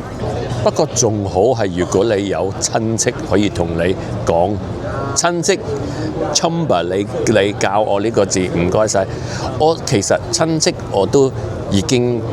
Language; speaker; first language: Cantonese; early bilingual, heritage; English